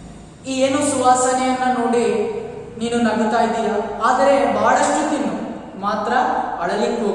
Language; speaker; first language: Kannada; native; Kannada